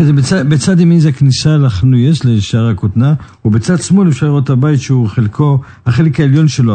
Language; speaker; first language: Hebrew; native; Hebrew